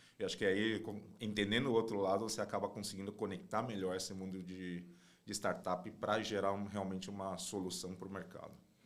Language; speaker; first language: Portuguese; non-native, fluent; Chinese